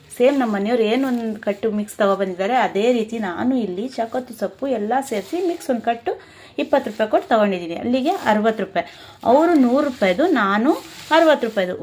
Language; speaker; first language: Kannada; non-native, local second language; Urdu